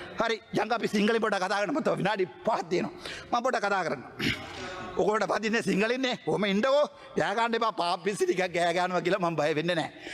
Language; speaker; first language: Sinhala; non-native, local second language; Tamil